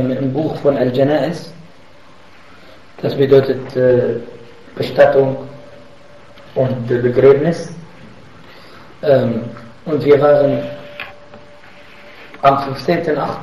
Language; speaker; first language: German; non-native, fluent; Arabic